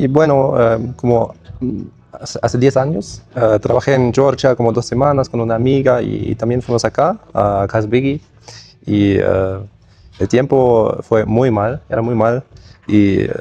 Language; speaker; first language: Spanish; non-native, fluent; German